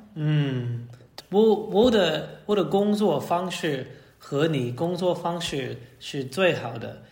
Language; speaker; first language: Chinese; non-native, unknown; English